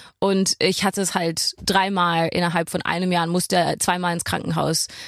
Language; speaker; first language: German; non-native, fluent; English